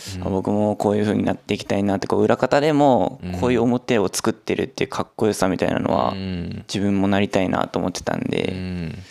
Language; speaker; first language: Japanese; native; Japanese